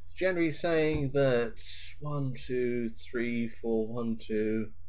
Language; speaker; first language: English; native; English